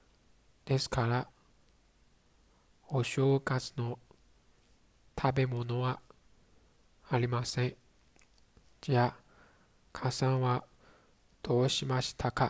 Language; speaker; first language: Japanese; non-native, learner; Chinese